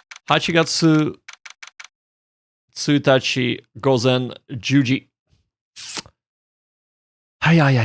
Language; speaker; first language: Japanese; non-native, learner; English